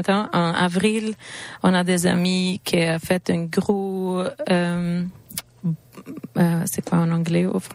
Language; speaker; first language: French; non-native, learner; Swedish